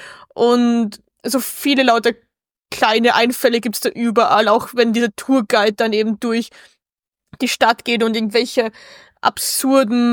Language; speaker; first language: German; native; German